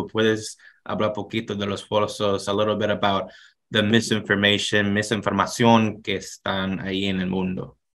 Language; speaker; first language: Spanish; non-native, learner; English